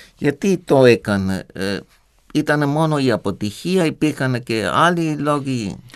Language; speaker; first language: Greek; non-native, fluent; German